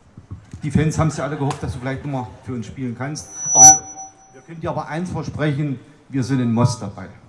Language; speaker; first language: German; native; German